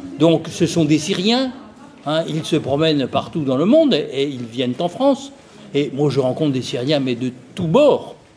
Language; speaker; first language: French; native; French